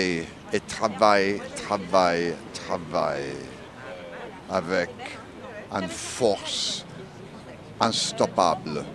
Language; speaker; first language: French; non-native, learner; English